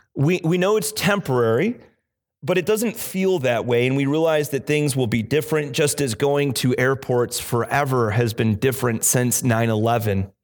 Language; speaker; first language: English; native; English